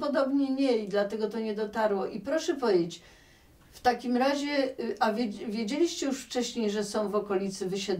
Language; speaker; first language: Polish; native; Polish